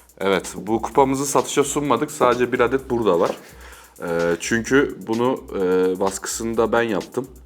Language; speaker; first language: Turkish; native; Turkish